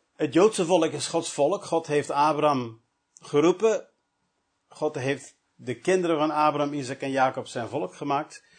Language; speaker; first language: Dutch; early bilingual, other home language; English